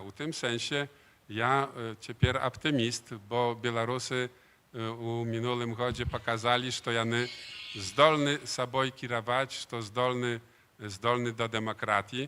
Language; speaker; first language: Polish; non-native, learner; Belarusian